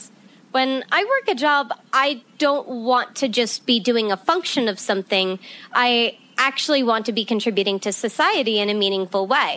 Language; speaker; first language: English; native; English